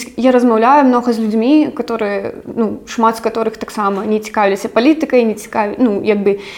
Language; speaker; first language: Belarusian; non-native, local second language; Russian